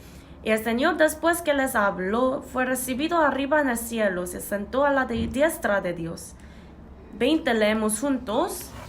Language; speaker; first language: Spanish; non-native, fluent; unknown